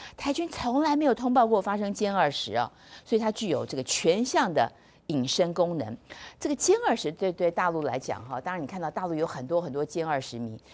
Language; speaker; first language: Chinese; native; Chinese